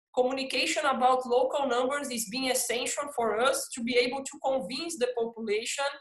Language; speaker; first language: English; non-native, fluent; Portuguese